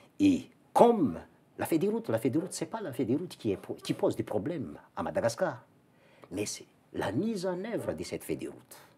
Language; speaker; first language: French; non-native, local second language; Malagasy